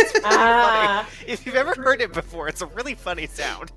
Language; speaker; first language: English; native; English